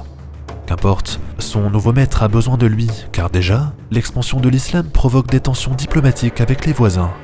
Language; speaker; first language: French; native; French